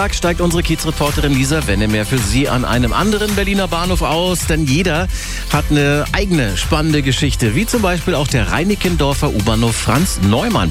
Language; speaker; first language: German; native; German